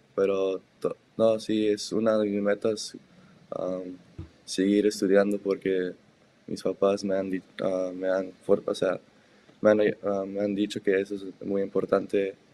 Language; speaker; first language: Spanish; early bilingual, heritage; Spanish